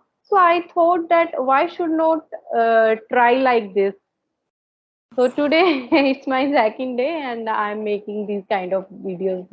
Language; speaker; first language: English; non-native, learner; Hindi